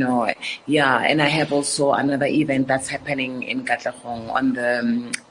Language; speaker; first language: English; non-native, local second language; Northern Sotho